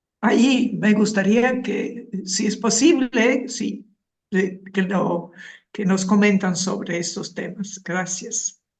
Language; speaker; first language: Spanish; non-native, fluent; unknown